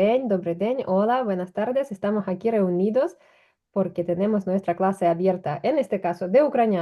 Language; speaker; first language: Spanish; non-native, fluent; Ukrainian